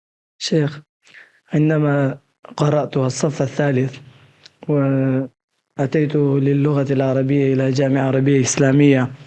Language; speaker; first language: Arabic; non-native, fluent; Urdu